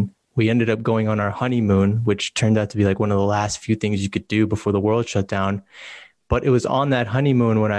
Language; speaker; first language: English; native; English